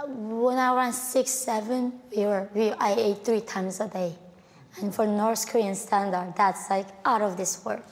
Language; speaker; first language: English; non-native, fluent; Korean